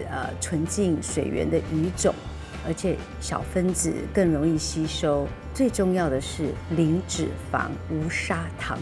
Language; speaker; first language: Chinese; native; Chinese